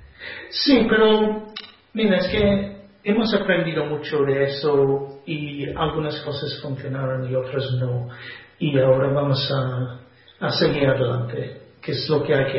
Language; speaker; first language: Spanish; non-native, fluent; English